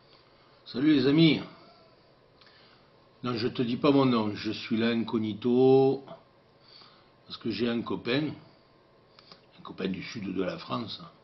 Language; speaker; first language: French; native; French